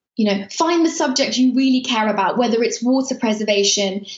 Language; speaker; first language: English; early bilingual, other home language; Persian